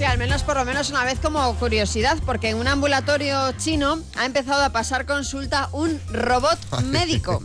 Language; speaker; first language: Spanish; native; Spanish